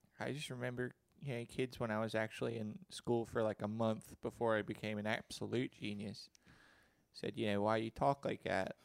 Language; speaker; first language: English; native; English